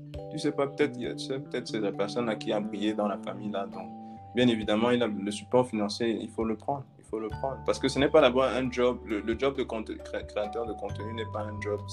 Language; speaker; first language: French; native; French